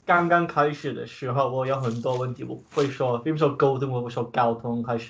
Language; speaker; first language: Chinese; non-native, learner; English